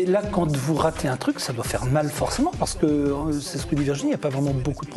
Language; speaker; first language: French; native; French